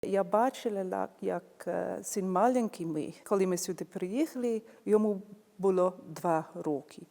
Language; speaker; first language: Ukrainian; non-native, fluent; English